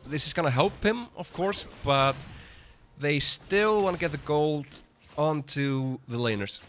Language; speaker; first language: English; non-native, fluent; Icelandic